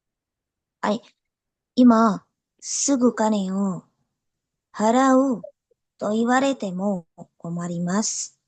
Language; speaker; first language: Japanese; non-native, learner; Indonesian